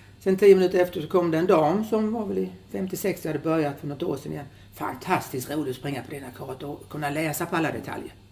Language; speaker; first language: Swedish; native; Swedish